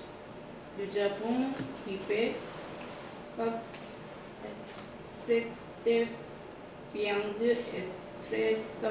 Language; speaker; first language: French; non-native, learner; Korean